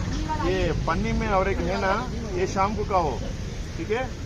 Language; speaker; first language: Hindi; non-native, local second language; Telugu